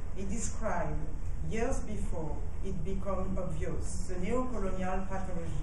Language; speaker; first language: English; non-native, fluent; French